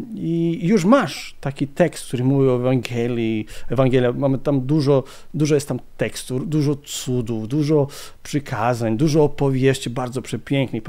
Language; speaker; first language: Polish; non-native, fluent; Croatian